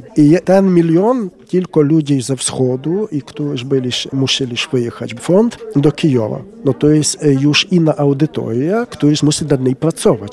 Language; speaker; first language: Polish; non-native, learner; Ukrainian